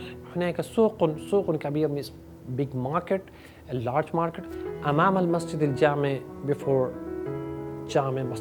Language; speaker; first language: Arabic; non-native, fluent; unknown